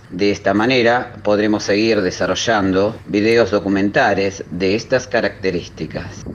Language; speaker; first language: Spanish; native; Spanish